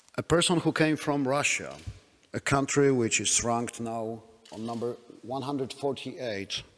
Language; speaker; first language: English; non-native, fluent; Polish